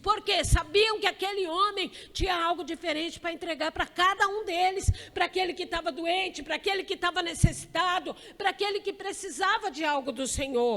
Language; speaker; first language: Portuguese; native; Portuguese